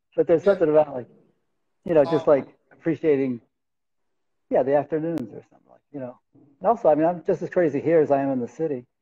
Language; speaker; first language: English; native; English